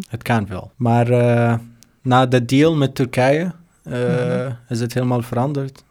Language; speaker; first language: Dutch; non-native, fluent; Arabic